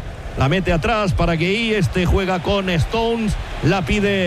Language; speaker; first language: Spanish; native; Spanish